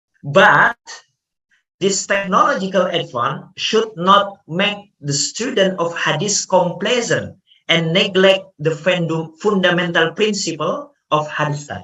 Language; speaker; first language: English; non-native, fluent; Indonesian